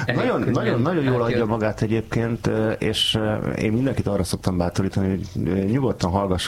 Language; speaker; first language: Hungarian; native; Hungarian